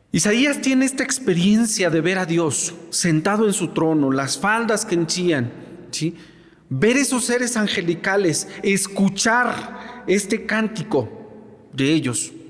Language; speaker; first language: Spanish; native; Spanish